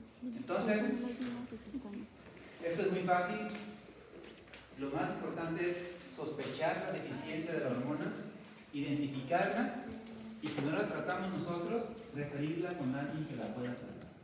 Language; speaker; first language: Spanish; native; Spanish